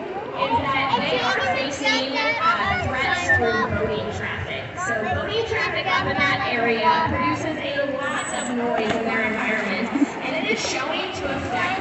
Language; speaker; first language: English; native; English